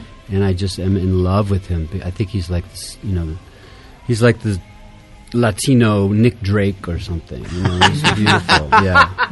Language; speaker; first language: English; native; English